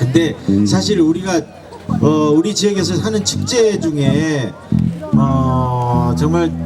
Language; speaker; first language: Korean; native; Korean